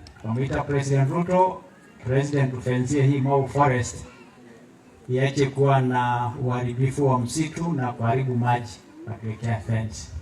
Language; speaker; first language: Swahili; non-native, local second language; Masai